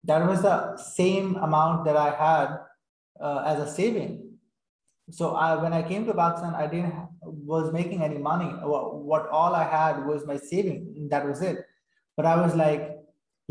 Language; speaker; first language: English; non-native, fluent; Urdu